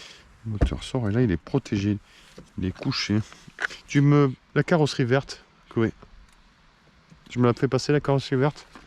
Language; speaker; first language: French; native; French